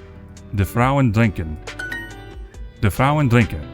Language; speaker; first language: Dutch; non-native, learner; English